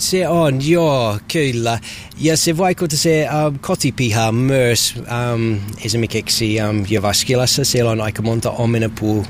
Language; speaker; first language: Finnish; non-native, learner; English